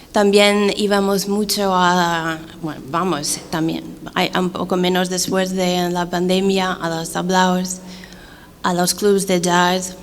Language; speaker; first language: Spanish; non-native, fluent; English